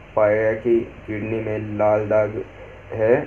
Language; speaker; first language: Hindi; native; Hindi